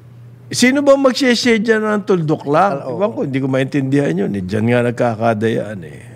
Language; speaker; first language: Filipino; native; Filipino